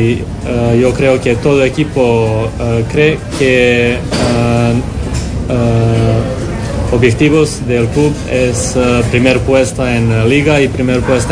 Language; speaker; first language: Spanish; non-native, learner; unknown